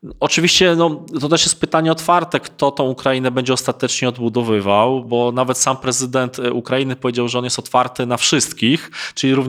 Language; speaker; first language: Polish; native; Polish